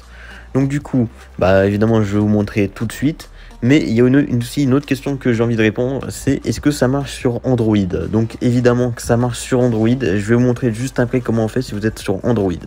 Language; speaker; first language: French; native; French